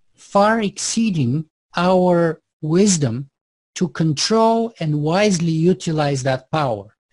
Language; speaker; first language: English; non-native, fluent; Bulgarian